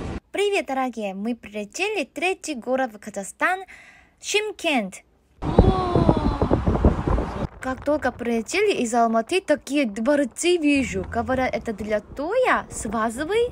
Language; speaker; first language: Russian; non-native, learner; Korean